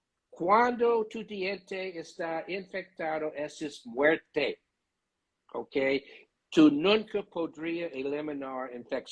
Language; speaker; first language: Spanish; non-native, learner; English